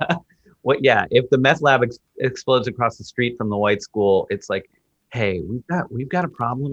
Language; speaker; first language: English; early bilingual, other home language; Spanish